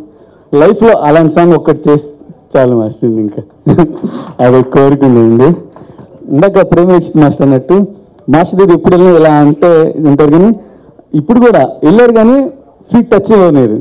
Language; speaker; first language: Telugu; native; Telugu